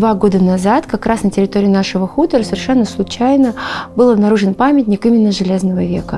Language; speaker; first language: Russian; native; Russian